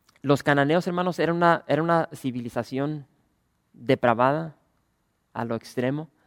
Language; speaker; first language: Spanish; early bilingual, other home language; English